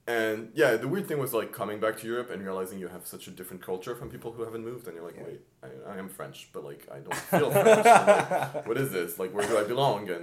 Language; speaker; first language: English; early bilingual, other home language; French